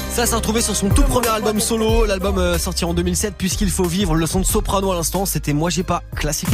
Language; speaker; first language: French; native; French